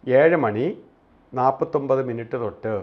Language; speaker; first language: Malayalam; native; Malayalam